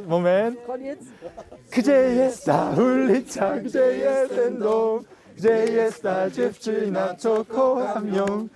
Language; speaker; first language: Polish; non-native, learner; Korean